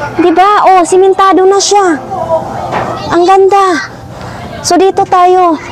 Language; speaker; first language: Filipino; non-native, local second language; Cebuano